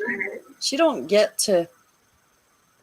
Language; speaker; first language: English; native; English